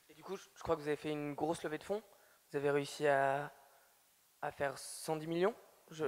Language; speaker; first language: French; native; French